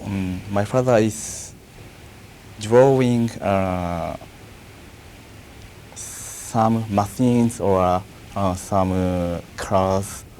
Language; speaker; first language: English; non-native, fluent; Japanese